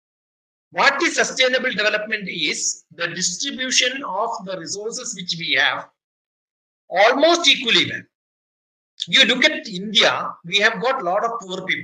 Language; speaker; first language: English; non-native, local second language; Malayalam